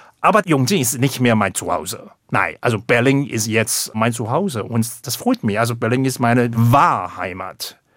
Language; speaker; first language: German; non-native, fluent; Chinese